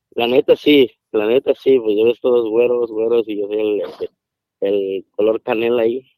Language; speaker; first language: Spanish; native; Spanish